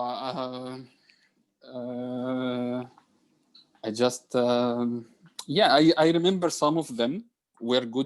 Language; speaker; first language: English; non-native, learner; Arabic